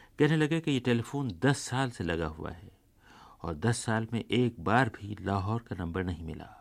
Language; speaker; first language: Urdu; native; Urdu